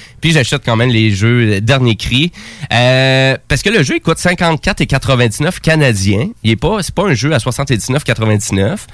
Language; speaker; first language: French; native; French